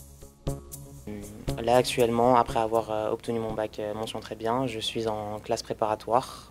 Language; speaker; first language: French; early bilingual, other home language; Arabic